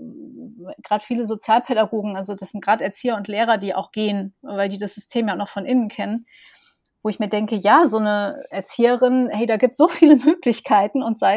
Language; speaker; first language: German; native; German